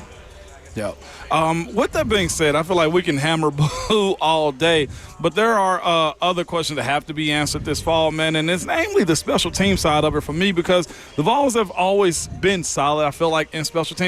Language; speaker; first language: English; native; English